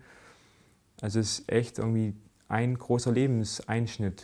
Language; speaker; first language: German; native; German